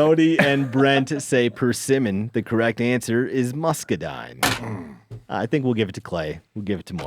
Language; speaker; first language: English; native; English